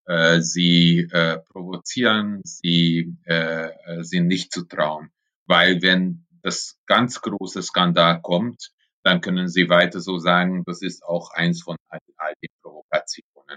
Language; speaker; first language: German; non-native, fluent; Hungarian